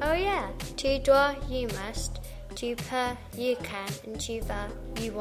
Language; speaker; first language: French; non-native, learner; English